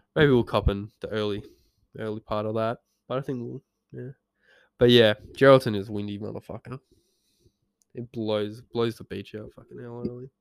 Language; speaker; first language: English; native; English